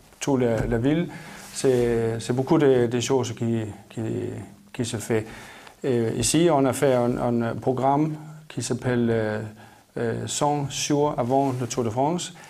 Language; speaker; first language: French; non-native, learner; Danish